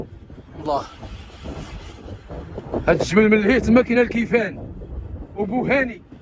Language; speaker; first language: Arabic; native; Arabic